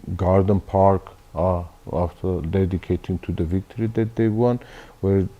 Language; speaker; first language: English; non-native, learner; Armenian